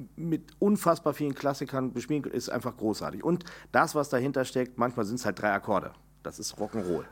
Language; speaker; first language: German; native; German